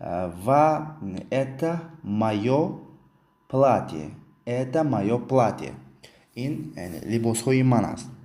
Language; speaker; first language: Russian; non-native, fluent; Tajik